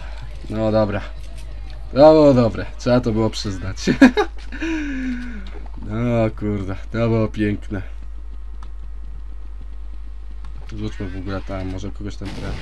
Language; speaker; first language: Polish; native; Polish